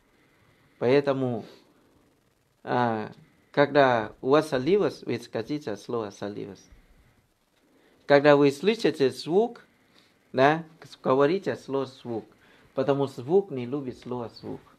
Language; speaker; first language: Russian; non-native, learner; Thai